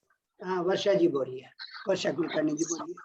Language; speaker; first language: Hindi; native; Hindi